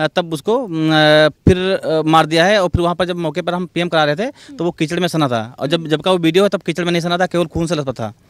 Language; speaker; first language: Hindi; native; Hindi